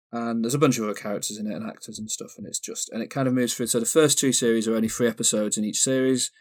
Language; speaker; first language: English; native; English